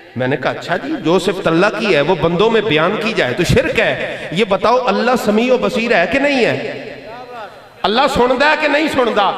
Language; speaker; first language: Urdu; non-native, local second language; Punjabi